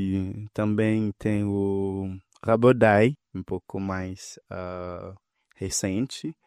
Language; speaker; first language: Portuguese; non-native, fluent; Haitian Creole